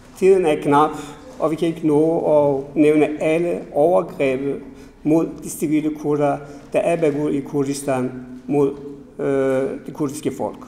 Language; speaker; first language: Danish; non-native, fluent; Kurdish